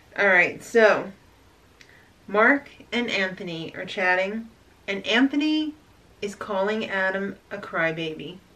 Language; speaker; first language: English; native; English